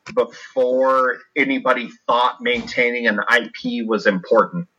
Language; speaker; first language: English; native; English